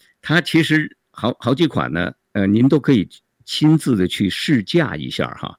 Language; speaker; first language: Chinese; native; Chinese